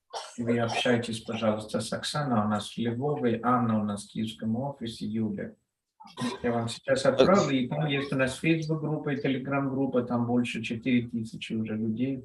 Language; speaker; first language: Russian; non-native, fluent; Telugu